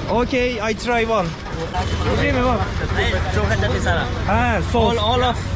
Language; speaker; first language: English; non-native, learner; Turkish